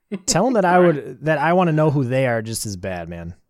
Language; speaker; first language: English; native; English